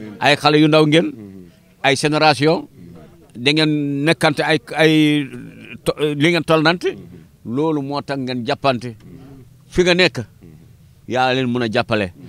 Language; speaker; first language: Wolof; non-native, local second language; Fula